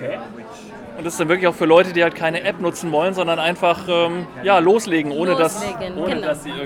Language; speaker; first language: German; native; German